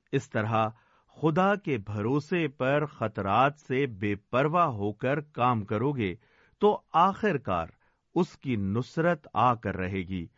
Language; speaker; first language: Urdu; native; Urdu